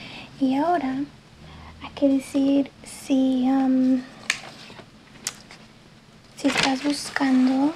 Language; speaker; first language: Spanish; early bilingual, heritage; English